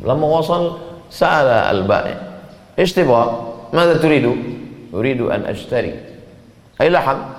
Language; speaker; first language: Arabic; non-native, fluent; Indonesian